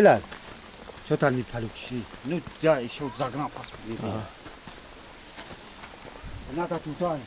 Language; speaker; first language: Russian; non-native, local second language; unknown